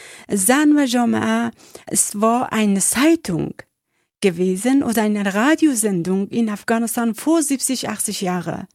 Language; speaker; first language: German; non-native, learner; Persian